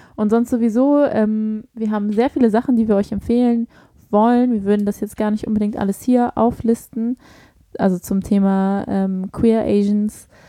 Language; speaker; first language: German; early bilingual, other home language; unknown